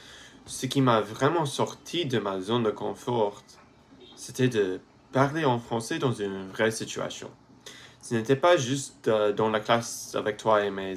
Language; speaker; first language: French; non-native, learner; English